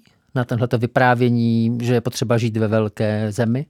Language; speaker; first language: Czech; native; Czech